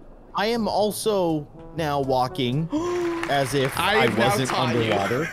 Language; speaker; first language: English; native; English